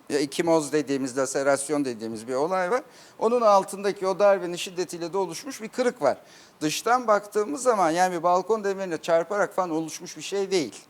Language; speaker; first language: Turkish; native; Turkish